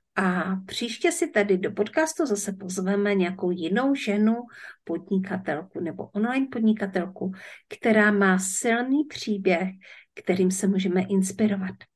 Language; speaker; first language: Czech; native; Czech